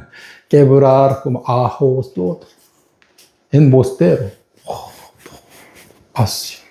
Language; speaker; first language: Spanish; non-native, fluent; Korean